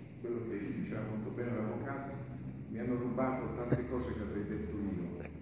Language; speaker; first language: Italian; native; Italian